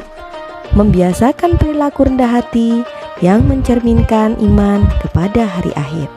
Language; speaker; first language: Indonesian; native; Indonesian